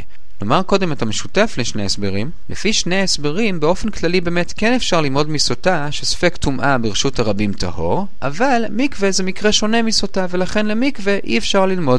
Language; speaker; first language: Hebrew; native; Hebrew